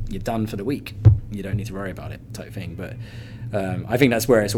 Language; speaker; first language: English; native; English